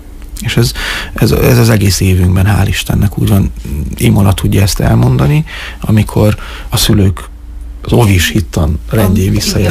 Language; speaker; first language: Hungarian; native; Hungarian